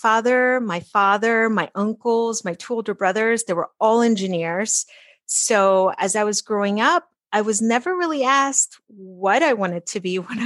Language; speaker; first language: English; early bilingual, other home language; Portuguese